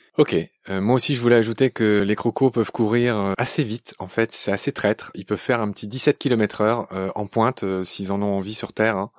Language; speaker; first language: French; native; French